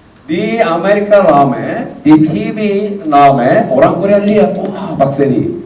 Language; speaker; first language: Indonesian; non-native, fluent; Korean